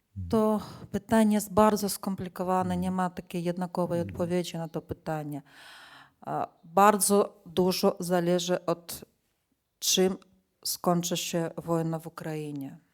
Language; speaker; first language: Polish; non-native, fluent; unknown